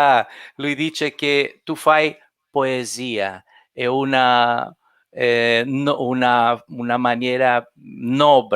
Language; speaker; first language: Italian; non-native, fluent; Portuguese